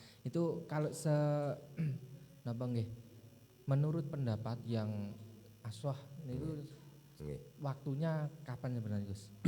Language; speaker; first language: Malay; non-native, local second language; Javanese